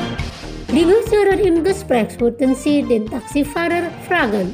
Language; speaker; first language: German; non-native, fluent; Indonesian